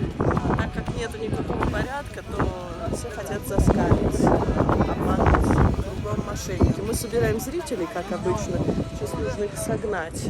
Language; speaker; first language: Russian; native; Russian